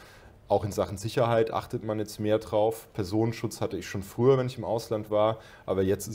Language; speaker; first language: German; native; German